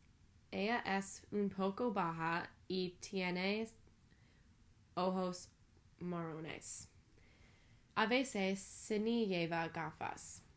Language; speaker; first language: Spanish; non-native, learner; English